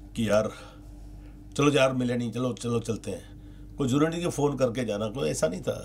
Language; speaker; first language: Hindi; native; Hindi